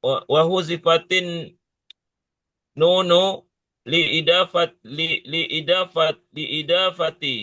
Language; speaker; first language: Arabic; non-native, learner; Indonesian